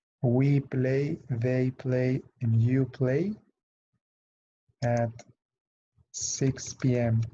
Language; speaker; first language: English; non-native, fluent; Spanish